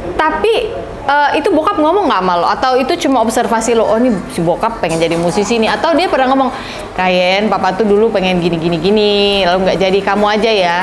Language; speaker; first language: Indonesian; native; Indonesian